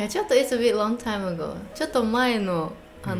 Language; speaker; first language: Japanese; non-native, fluent; English